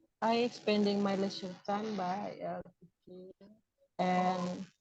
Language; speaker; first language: English; non-native, learner; Indonesian